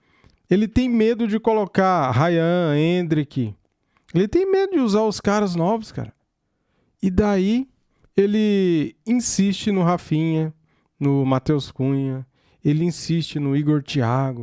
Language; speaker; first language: Portuguese; native; Portuguese